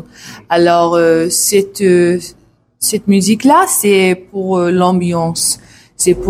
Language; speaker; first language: French; non-native, learner; English